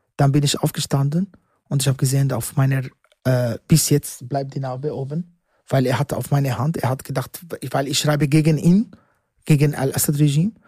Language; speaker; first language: German; non-native, learner; Arabic